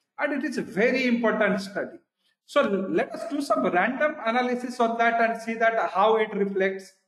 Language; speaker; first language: English; non-native, local second language; Odia